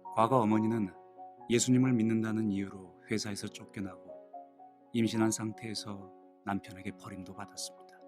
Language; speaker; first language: Korean; non-native, fluent; Nepali